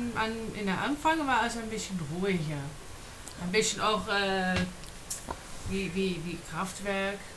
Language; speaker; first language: German; non-native, fluent; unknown